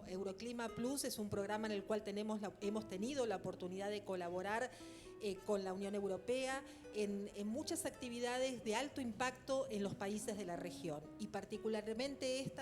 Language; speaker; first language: Spanish; native; Spanish